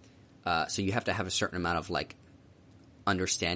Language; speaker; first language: English; native; English